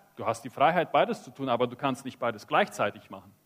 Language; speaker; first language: German; early bilingual, heritage; Spanish